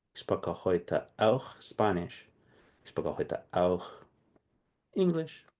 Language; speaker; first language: German; non-native, learner; English